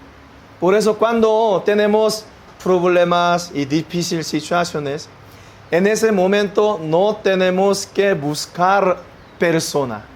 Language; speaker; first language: Spanish; non-native, learner; Korean